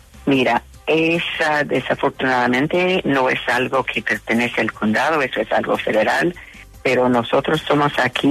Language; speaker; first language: Spanish; non-native, fluent; English